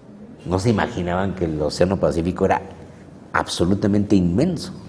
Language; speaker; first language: Spanish; native; Spanish